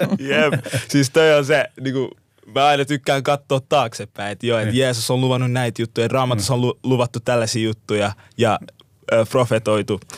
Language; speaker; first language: Finnish; native; Finnish